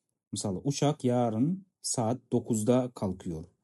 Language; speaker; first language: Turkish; non-native, fluent; Kazakh